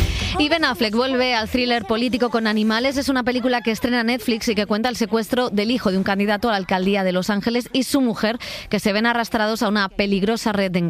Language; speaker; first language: Spanish; native; Spanish